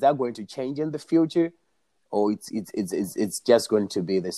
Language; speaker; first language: English; non-native, local second language; Shona